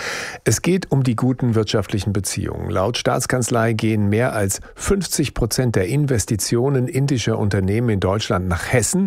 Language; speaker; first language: German; native; German